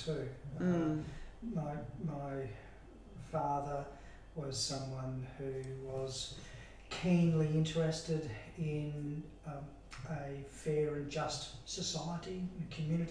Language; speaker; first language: English; native; English